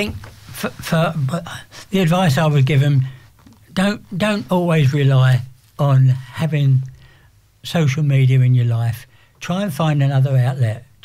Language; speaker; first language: English; native; English